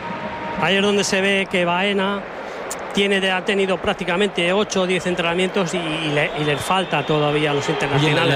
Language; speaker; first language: Spanish; native; Spanish